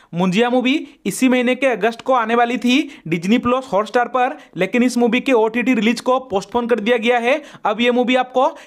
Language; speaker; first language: Hindi; native; Hindi